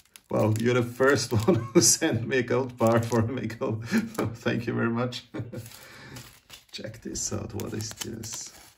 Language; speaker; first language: English; non-native, fluent; German